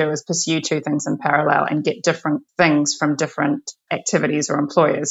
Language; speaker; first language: English; native; English